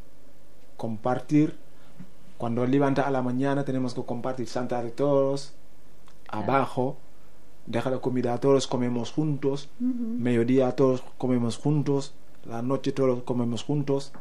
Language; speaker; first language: Spanish; non-native, learner; Wolof